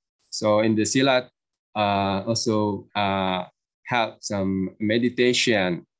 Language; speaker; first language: English; non-native, learner; Indonesian